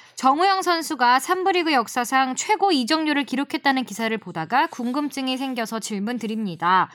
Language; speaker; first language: Korean; native; Korean